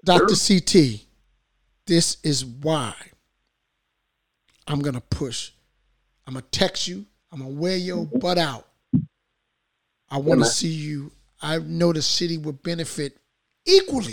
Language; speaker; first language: English; native; English